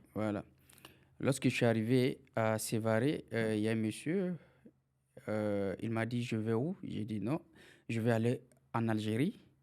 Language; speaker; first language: French; non-native, local second language; Fula